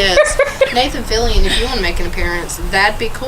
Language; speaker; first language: English; native; English